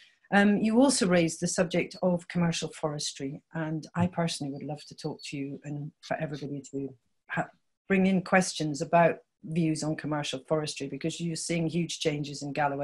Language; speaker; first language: English; native; English